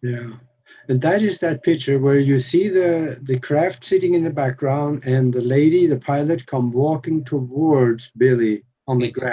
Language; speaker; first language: English; non-native, fluent; Norwegian